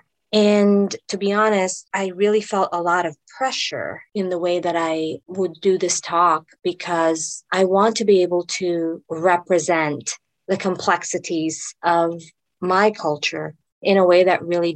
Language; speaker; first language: English; non-native, local second language; Filipino